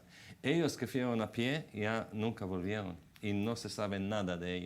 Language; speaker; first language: Spanish; non-native, fluent; Hebrew